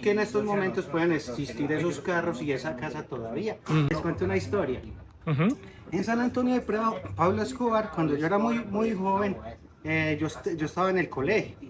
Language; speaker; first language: Spanish; native; Spanish